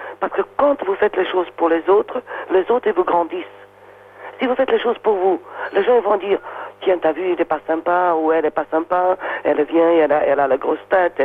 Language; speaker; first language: French; non-native, fluent; Portuguese